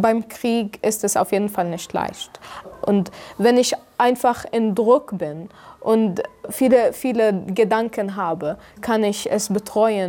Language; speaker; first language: German; non-native, fluent; Arabic